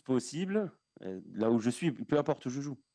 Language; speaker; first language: French; native; French